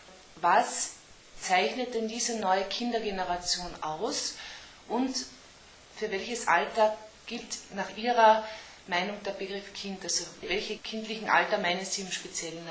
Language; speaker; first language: German; native; German